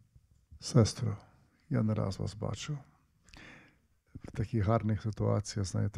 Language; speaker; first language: Ukrainian; native; Ukrainian